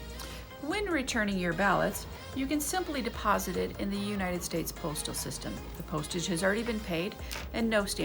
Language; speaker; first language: English; native; English